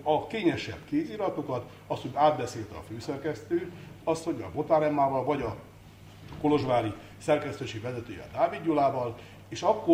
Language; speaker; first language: Hungarian; native; Hungarian